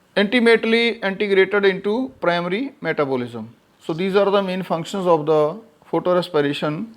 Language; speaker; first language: English; non-native, local second language; Punjabi